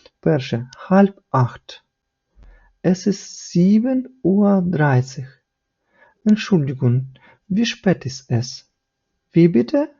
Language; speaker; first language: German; non-native, fluent; Ukrainian